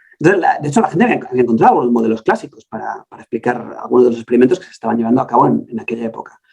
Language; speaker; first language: Spanish; native; Spanish